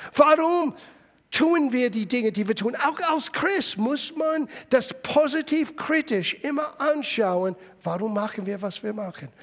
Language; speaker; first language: German; non-native, fluent; English